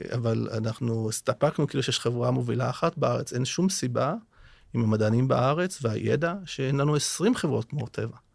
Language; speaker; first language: Hebrew; non-native, local second language; Arabic